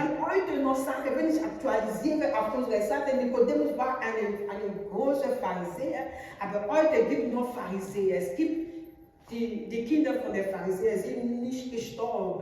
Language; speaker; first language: German; non-native, learner; French